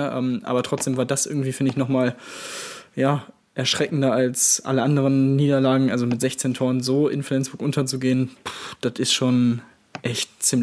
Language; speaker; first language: German; native; German